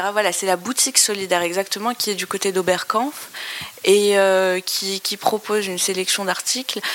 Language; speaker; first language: French; non-native, local second language; Arabic